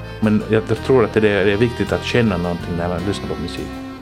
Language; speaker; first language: Swedish; non-native, local second language; Finnish